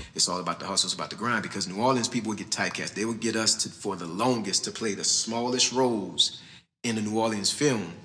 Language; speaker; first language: English; native; English